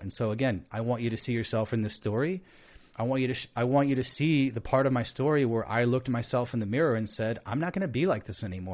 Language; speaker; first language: English; native; English